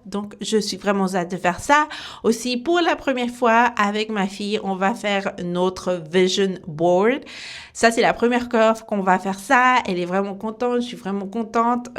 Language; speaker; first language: French; non-native, fluent; Spanish